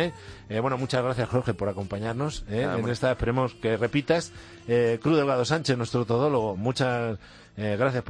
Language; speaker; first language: Spanish; native; Spanish